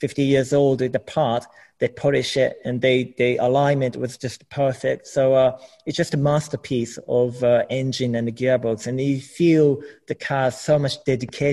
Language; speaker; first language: English; non-native, fluent; Japanese